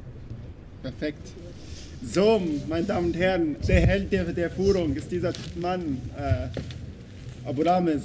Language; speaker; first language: German; non-native, fluent; Arabic